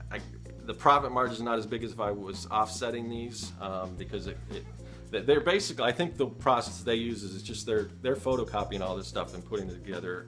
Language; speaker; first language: English; native; English